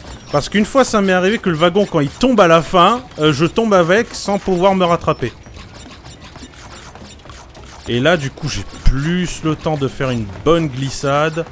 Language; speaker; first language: French; native; French